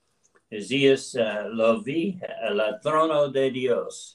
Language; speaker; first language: Spanish; non-native, learner; English